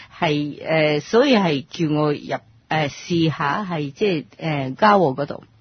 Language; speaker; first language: Cantonese; non-native, fluent; Japanese